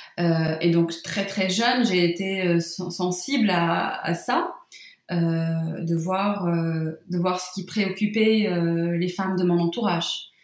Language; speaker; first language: French; non-native, local second language; Arabic